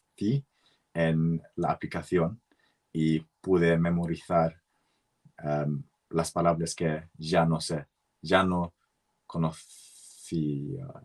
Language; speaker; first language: Spanish; non-native, learner; English